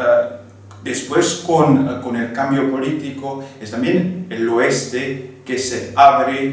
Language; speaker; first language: Spanish; non-native, fluent; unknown